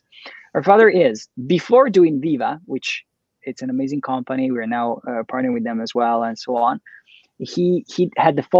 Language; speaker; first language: English; non-native, fluent; Italian